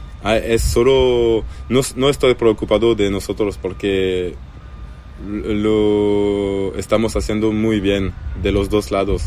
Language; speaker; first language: Spanish; non-native, learner; French